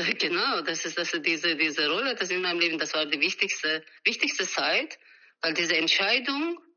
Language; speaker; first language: German; non-native, fluent; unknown